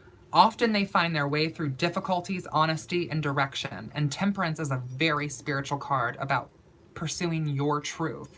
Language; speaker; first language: English; native; English